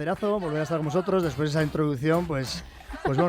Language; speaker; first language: Spanish; native; Spanish